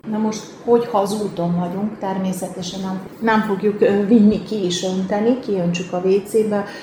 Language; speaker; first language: Hungarian; native; Hungarian